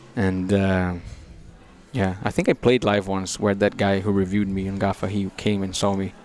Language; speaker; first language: English; non-native, fluent; Portuguese